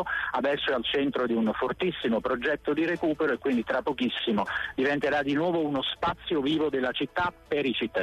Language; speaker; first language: Italian; native; Italian